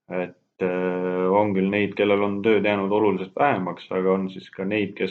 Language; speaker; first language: Estonian; native; Estonian